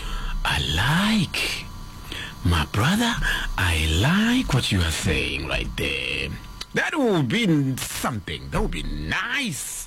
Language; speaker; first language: English; non-native, local second language; Zulu